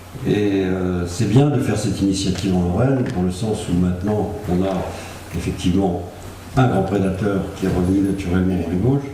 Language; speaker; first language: French; native; French